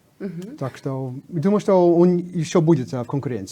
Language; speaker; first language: Russian; non-native, fluent; English